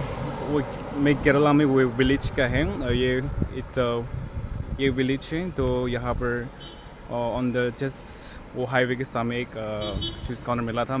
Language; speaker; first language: Hindi; non-native, local second language; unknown